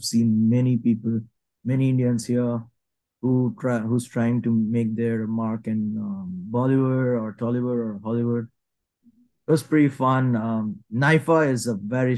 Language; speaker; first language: English; non-native, local second language; Telugu